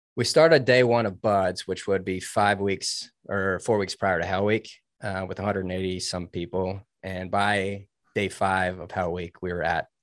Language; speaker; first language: English; native; English